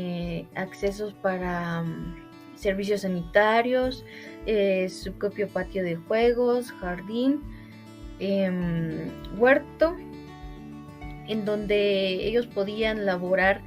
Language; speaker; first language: Spanish; native; Spanish